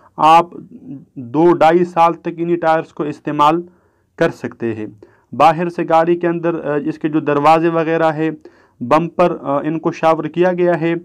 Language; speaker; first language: Urdu; non-native, local second language; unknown